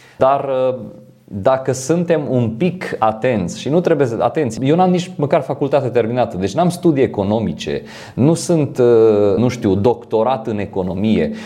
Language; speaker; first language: Romanian; non-native, fluent; French